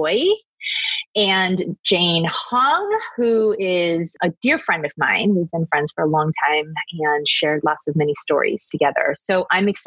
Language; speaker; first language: English; native; English